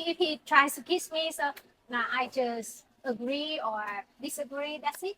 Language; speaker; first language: English; non-native, learner; Vietnamese